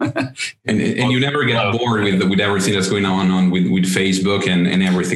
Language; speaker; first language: English; non-native, fluent; Italian